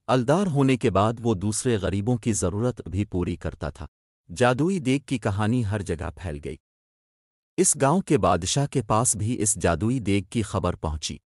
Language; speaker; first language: Urdu; native; Urdu